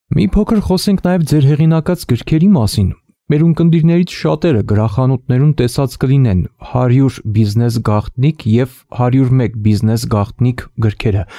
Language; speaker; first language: Armenian; native; Armenian